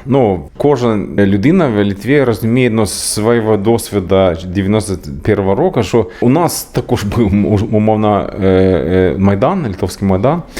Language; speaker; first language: Ukrainian; non-native, learner; Swedish